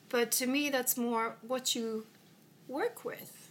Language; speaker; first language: English; non-native, fluent; Swedish